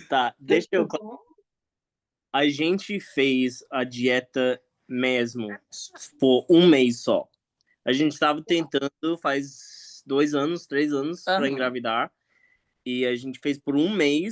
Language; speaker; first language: Portuguese; non-native, fluent; English